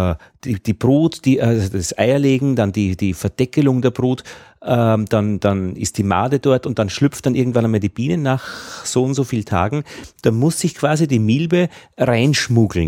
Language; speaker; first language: German; native; German